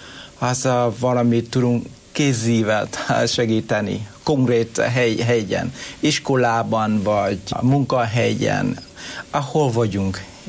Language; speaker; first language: Hungarian; non-native, learner; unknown